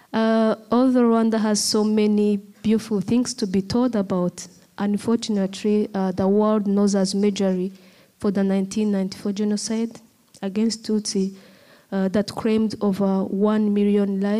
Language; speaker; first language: English; non-native, local second language; Kinyarwanda